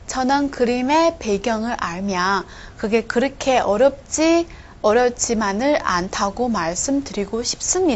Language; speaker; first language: Korean; non-native, fluent; Chinese